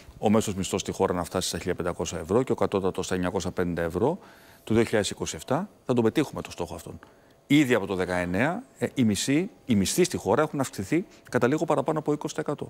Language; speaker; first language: Greek; native; Greek